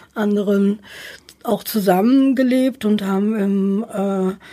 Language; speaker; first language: German; native; German